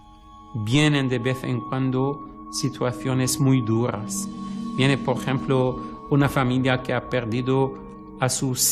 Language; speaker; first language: Spanish; non-native, fluent; Arabic